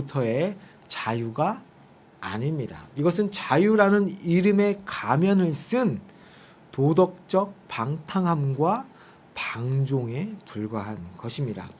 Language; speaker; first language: Korean; native; Korean